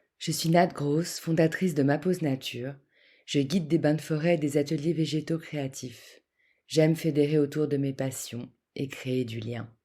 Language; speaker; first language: French; native; French